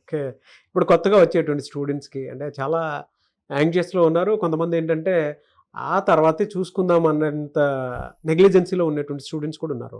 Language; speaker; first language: Telugu; native; Telugu